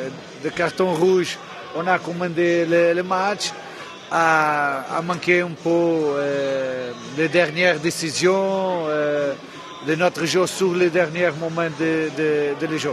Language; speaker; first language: French; non-native, fluent; Portuguese